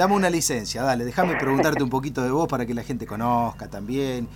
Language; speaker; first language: Spanish; native; Spanish